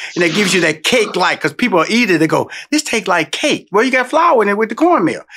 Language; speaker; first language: English; native; English